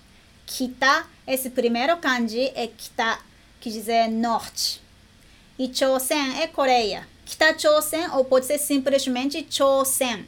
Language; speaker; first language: Portuguese; non-native, learner; Japanese